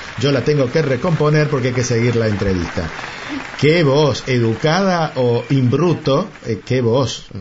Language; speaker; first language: Spanish; native; Spanish